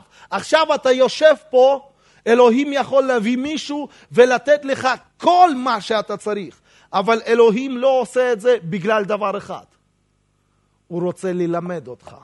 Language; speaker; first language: Hebrew; non-native, fluent; Russian